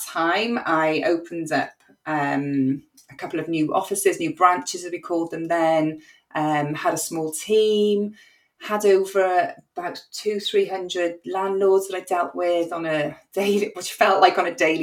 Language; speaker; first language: English; native; English